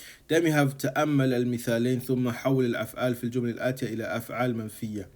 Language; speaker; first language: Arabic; non-native, fluent; English